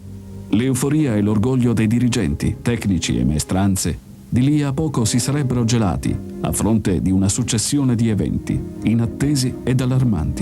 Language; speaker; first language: Italian; native; Italian